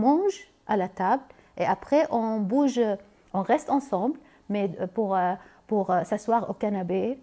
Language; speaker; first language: French; non-native, learner; Arabic